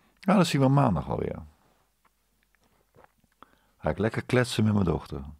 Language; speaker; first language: Dutch; native; Dutch